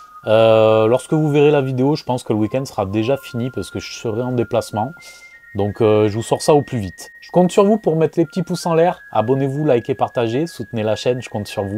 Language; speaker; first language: French; native; French